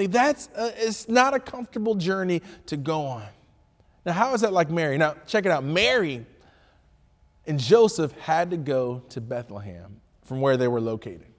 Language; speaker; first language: English; native; English